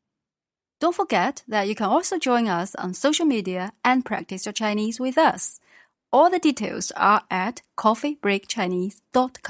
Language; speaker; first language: English; non-native, fluent; Chinese